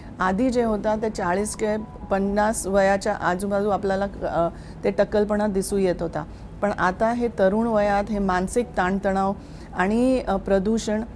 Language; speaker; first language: Marathi; non-native, local second language; Hindi